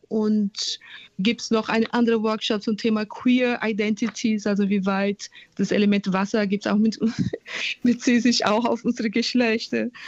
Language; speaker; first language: German; non-native, fluent; Portuguese